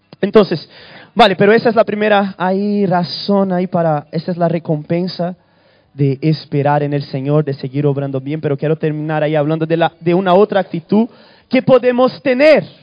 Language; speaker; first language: Spanish; early bilingual, other home language; Portuguese